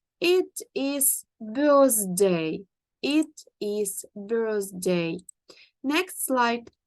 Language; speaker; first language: English; non-native, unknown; Ukrainian